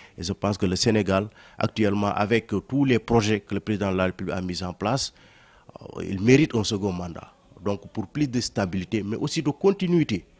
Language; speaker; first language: French; non-native, local second language; Wolof